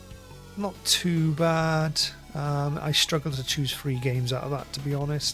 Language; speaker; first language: English; native; English